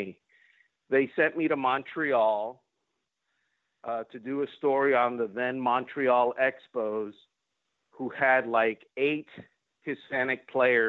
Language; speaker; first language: English; non-native, fluent; Spanish